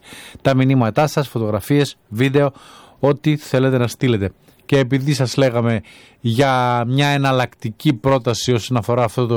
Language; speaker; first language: Greek; native; Greek